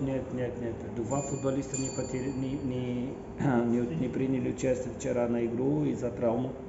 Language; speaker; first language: Russian; non-native, fluent; Portuguese